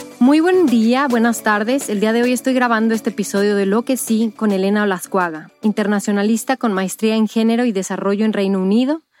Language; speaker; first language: Spanish; native; Spanish